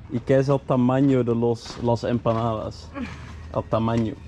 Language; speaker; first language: Spanish; non-native, learner; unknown